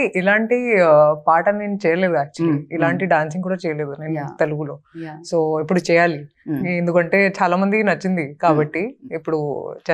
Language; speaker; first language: Telugu; non-native, local second language; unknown